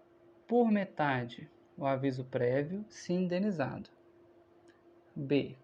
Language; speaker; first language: Portuguese; native; Portuguese